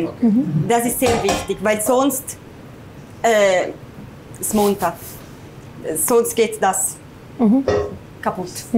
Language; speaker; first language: German; non-native, fluent; Italian